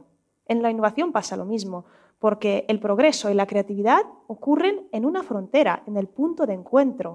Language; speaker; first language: Spanish; non-native, fluent; Russian